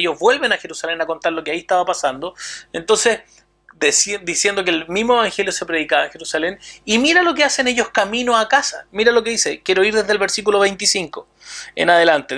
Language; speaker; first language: Spanish; native; Spanish